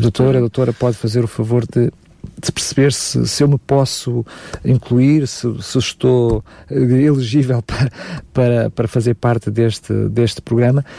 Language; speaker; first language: Portuguese; native; Portuguese